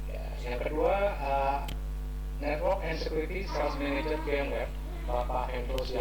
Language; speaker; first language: Indonesian; native; Indonesian